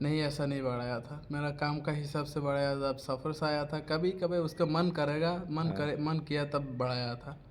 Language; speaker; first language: Hindi; non-native, fluent; Bangla